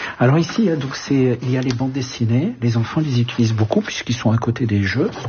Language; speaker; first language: French; early bilingual, other home language; Arabic